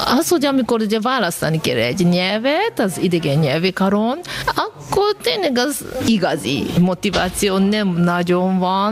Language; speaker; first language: Hungarian; non-native, fluent; Japanese